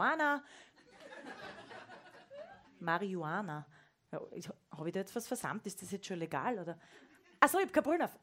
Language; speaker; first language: German; native; German